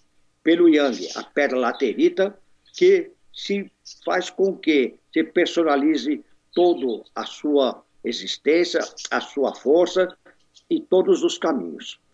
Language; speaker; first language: Portuguese; native; Portuguese